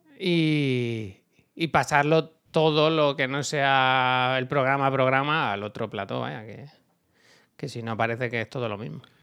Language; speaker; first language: Spanish; native; Spanish